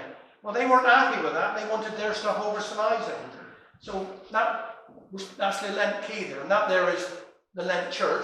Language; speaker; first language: English; native; English